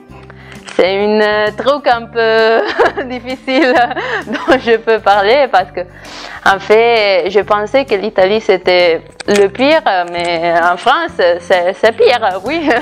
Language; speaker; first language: French; non-native, fluent; Italian